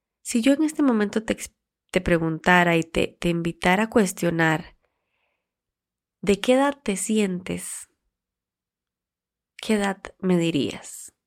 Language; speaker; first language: Spanish; native; Spanish